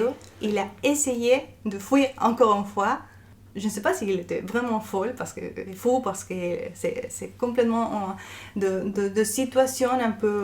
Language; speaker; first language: French; non-native, fluent; Spanish